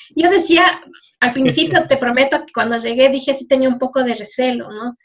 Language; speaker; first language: Spanish; native; Spanish